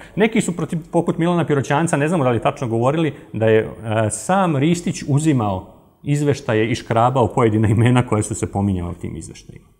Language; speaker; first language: Serbian; native; Serbian